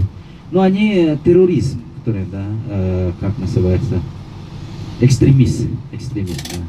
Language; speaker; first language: Russian; non-native, fluent; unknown